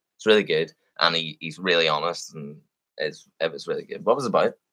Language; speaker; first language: English; native; English